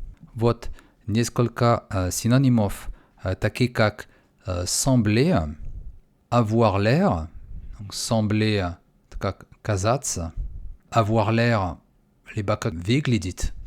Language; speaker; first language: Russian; non-native, fluent; French